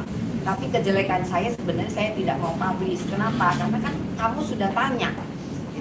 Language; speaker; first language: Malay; non-native, local second language; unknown